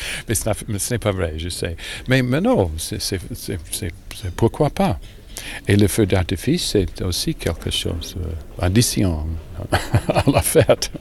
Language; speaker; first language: French; non-native, learner; English